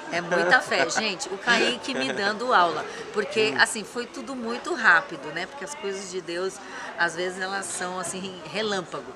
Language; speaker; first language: Portuguese; native; Portuguese